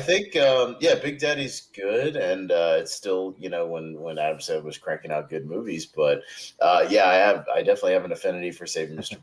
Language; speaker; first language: English; native; English